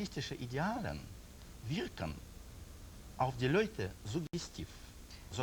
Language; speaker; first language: German; non-native, learner; Russian